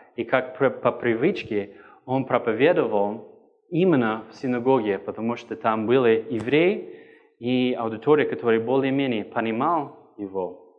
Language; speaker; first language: Russian; non-native, fluent; English